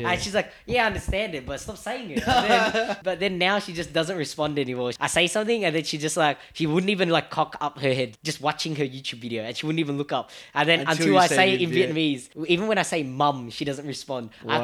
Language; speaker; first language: English; non-native, local second language; Vietnamese